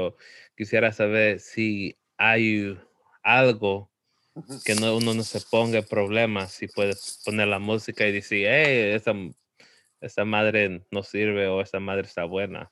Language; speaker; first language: Spanish; early bilingual, heritage; Spanish